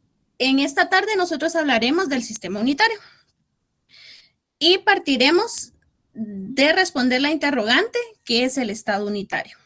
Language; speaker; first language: Spanish; native; Spanish